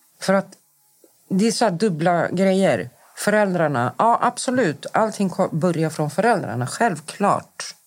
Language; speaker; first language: Swedish; native; Swedish